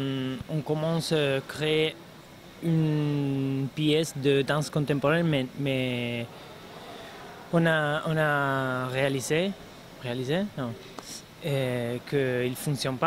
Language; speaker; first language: French; non-native, learner; Spanish